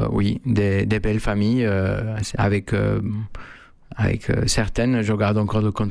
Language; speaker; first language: French; non-native, fluent; Spanish